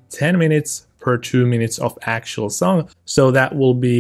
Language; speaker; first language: English; non-native, fluent; Finnish